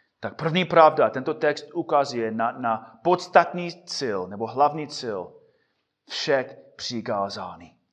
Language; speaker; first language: Czech; non-native, fluent; English